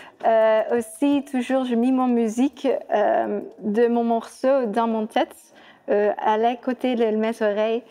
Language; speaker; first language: French; non-native, fluent; Dutch